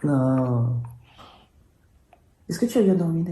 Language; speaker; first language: French; native; French